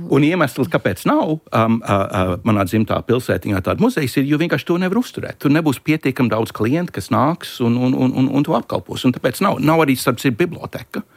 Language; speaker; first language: Latvian; early bilingual, heritage; Latvian